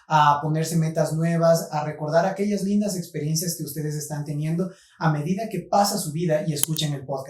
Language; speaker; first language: Spanish; native; Spanish